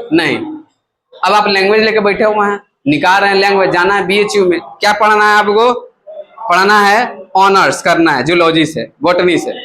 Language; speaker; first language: Hindi; native; Hindi